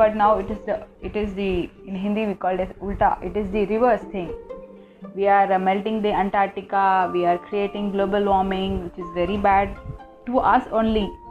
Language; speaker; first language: English; non-native, local second language; Tamil